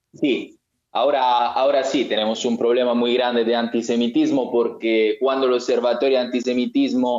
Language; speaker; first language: Spanish; non-native, learner; Italian